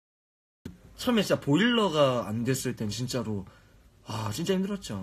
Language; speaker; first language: Korean; native; Korean